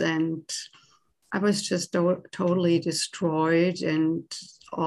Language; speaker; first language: English; non-native, fluent; German